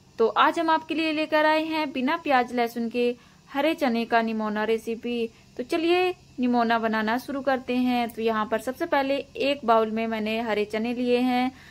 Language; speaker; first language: Hindi; native; Hindi